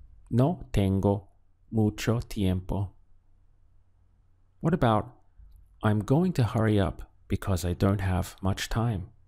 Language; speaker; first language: English; native; English